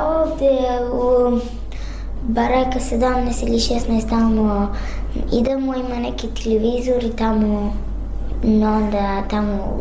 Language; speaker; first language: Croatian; non-native, learner; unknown